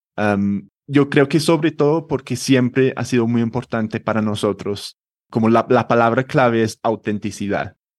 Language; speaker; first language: Spanish; non-native, fluent; English